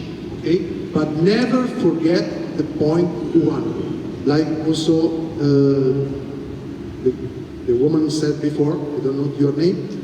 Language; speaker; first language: English; non-native, fluent; Italian